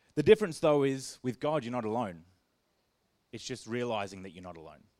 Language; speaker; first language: English; native; English